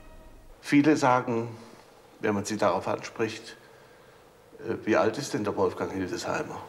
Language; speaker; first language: German; native; German